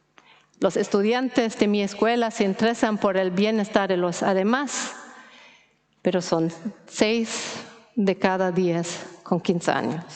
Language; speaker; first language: Spanish; non-native, fluent; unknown